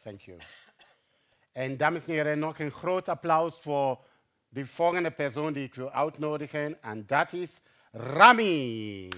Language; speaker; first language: Dutch; non-native, fluent; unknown